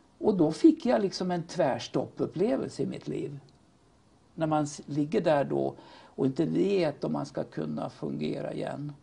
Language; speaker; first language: Swedish; native; Swedish